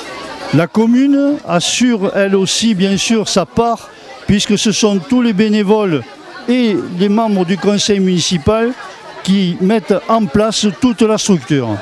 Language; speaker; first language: French; native; French